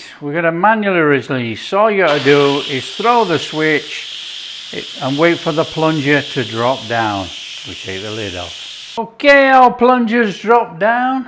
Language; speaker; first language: English; native; English